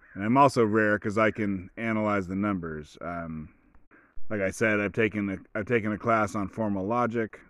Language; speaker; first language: English; native; English